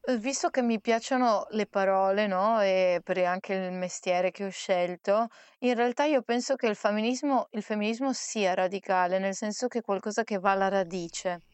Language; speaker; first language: Italian; native; Italian